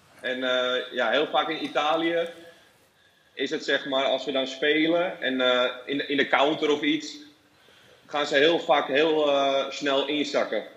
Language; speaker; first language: Dutch; native; Dutch